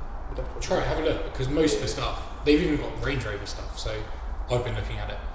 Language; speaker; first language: English; native; English